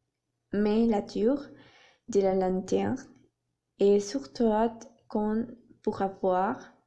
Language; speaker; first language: French; non-native, learner; Spanish